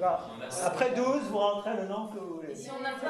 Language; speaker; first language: French; native; French